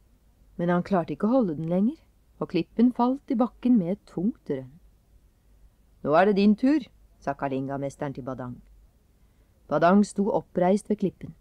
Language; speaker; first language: Norwegian; native; Norwegian